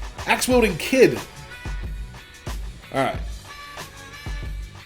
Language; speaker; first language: English; native; English